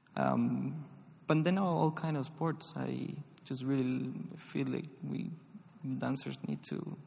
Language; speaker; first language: English; non-native, fluent; Spanish